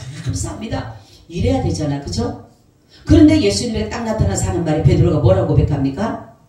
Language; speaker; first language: Korean; native; Korean